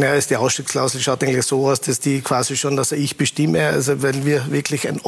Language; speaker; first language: German; native; German